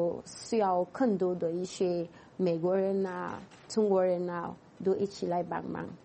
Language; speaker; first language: Chinese; non-native, fluent; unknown